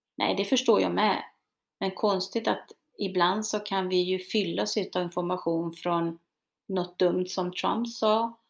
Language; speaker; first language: Swedish; early bilingual, other home language; Spanish